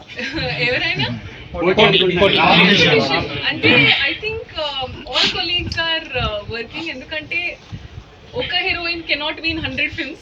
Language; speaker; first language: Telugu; non-native, learner; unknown